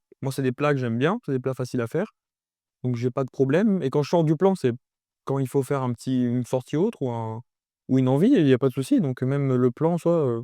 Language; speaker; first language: French; native; French